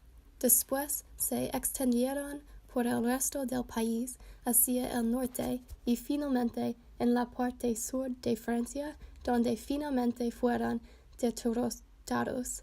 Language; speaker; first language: Spanish; non-native, learner; English